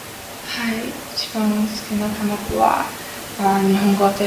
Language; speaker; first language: Japanese; non-native, learner; Chinese